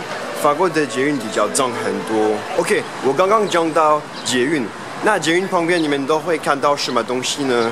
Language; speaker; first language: Chinese; non-native, fluent; French